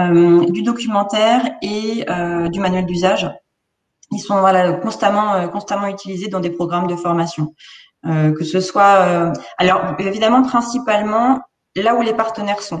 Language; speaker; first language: French; native; French